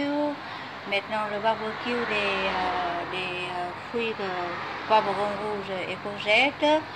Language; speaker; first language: French; non-native, fluent; Vietnamese